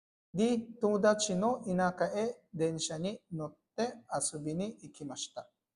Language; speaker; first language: Japanese; non-native, fluent; Filipino